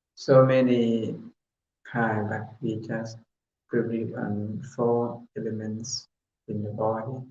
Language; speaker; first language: English; non-native, learner; Thai